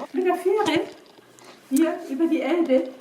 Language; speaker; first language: German; native; German